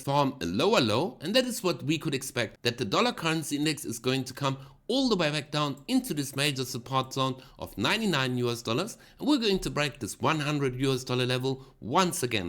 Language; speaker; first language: English; non-native, fluent; German